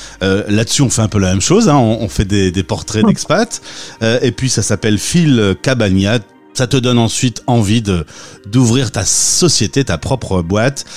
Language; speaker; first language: French; native; French